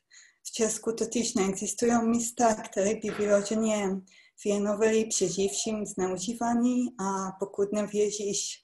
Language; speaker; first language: Czech; non-native, fluent; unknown